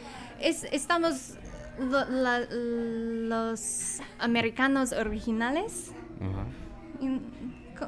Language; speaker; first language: Spanish; non-native, learner; French